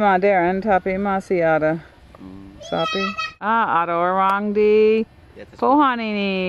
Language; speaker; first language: Indonesian; non-native, learner; English